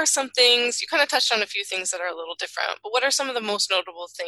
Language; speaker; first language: English; native; English